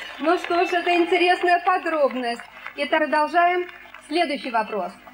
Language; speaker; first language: Russian; native; Russian